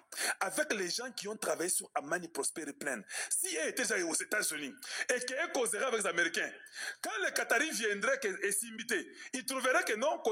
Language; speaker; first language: French; non-native, local second language; Lingala